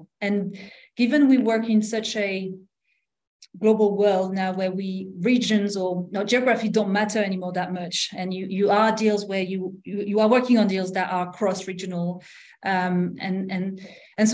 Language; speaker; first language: English; non-native, fluent; French